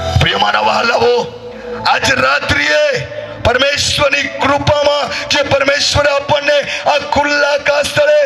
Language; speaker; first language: Gujarati; non-native, local second language; Gamit